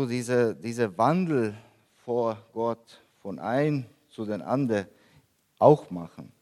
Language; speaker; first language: German; non-native, fluent; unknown